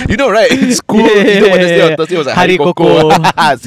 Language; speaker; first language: English; non-native, local second language; Cantonese